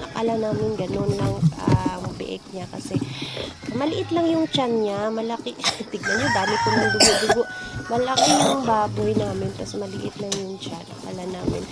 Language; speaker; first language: Filipino; non-native, local second language; Cebuano